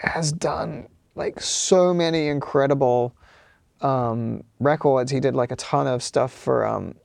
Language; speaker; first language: English; native; English